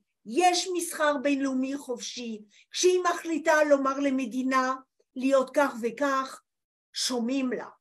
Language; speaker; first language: Hebrew; non-native, fluent; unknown